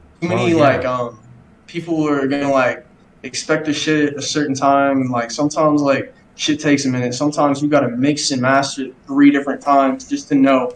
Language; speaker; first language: English; native; English